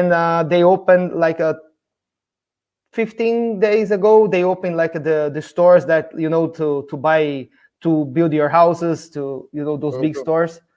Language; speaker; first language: English; non-native, fluent; Portuguese